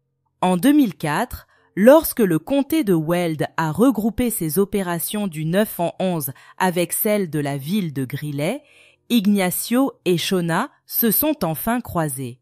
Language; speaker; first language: French; native; French